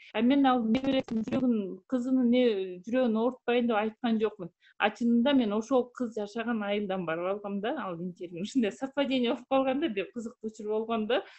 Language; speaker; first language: Kyrgyz; native; Kyrgyz